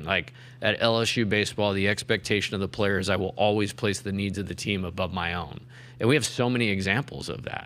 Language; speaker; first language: English; native; English